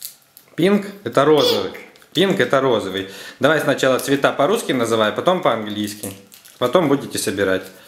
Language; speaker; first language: Russian; native; Russian